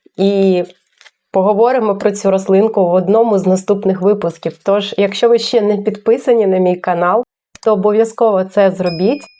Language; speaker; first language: Ukrainian; non-native, local second language; Russian